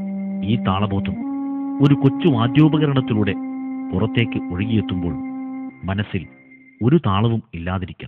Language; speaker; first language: Malayalam; native; Malayalam